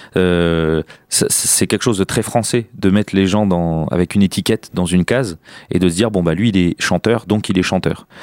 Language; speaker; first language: French; native; French